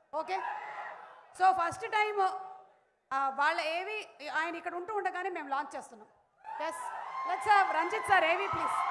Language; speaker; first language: Telugu; native; Telugu